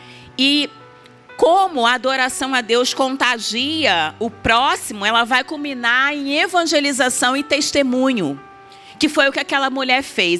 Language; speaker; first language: Portuguese; native; Portuguese